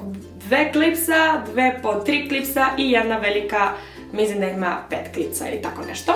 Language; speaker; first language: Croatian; early bilingual, heritage; Spanish